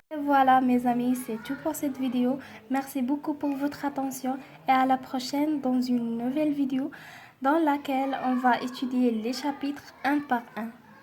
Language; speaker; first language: French; non-native, local second language; Arabic